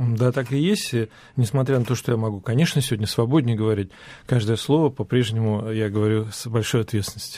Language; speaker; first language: Russian; native; Russian